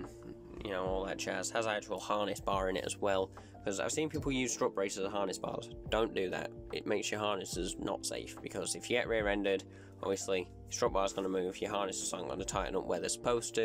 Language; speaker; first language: English; native; English